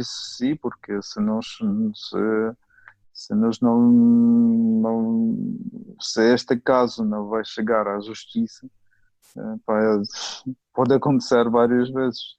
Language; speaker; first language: Portuguese; non-native, fluent; Ukrainian